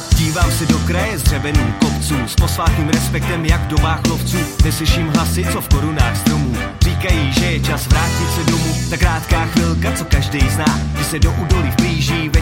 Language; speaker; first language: Czech; native; Czech